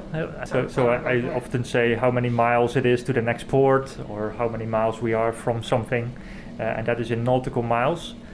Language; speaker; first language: English; non-native, fluent; Dutch